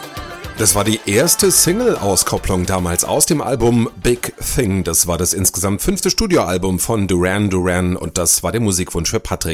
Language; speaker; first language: German; native; German